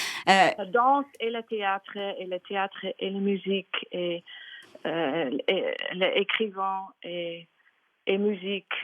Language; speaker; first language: French; non-native, learner; Dutch